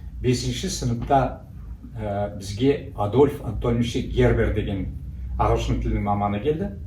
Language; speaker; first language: Kazakh; native; Kazakh